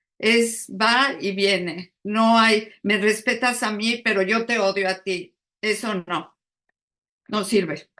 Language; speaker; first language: Spanish; native; Spanish